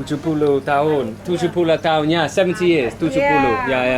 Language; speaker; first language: Indonesian; non-native, learner; English